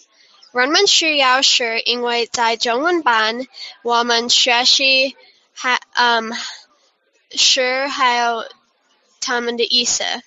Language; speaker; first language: Chinese; non-native, learner; English